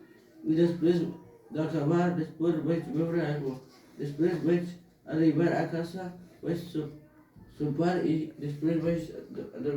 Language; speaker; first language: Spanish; non-native, learner; Arabic